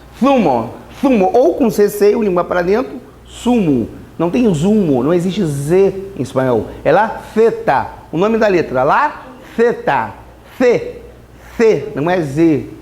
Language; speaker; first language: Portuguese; native; Portuguese